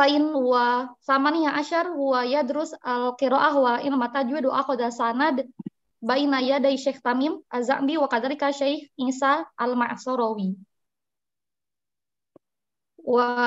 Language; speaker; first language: Arabic; non-native, fluent; Indonesian